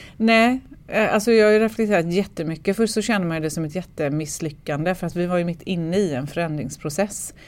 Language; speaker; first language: Swedish; native; Swedish